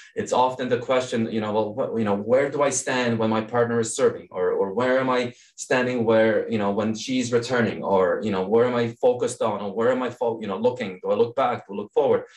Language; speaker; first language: English; early bilingual, other home language; Serbian